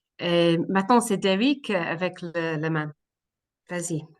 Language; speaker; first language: French; non-native, learner; English